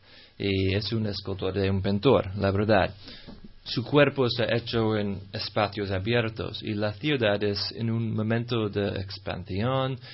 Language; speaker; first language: Spanish; non-native, fluent; English